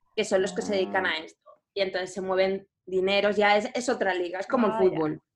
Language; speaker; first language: Spanish; native; Spanish